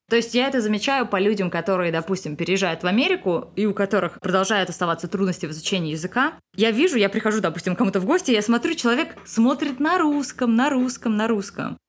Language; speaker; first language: Russian; native; Russian